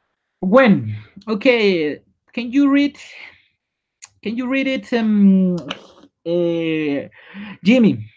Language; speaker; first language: English; non-native, learner; Spanish